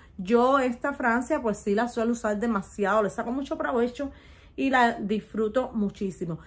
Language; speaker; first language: Spanish; native; Spanish